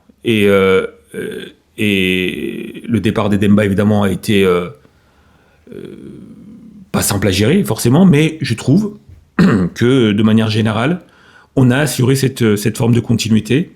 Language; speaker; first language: French; native; French